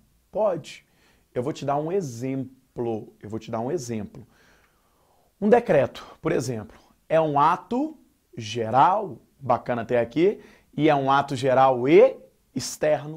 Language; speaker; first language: Portuguese; native; Portuguese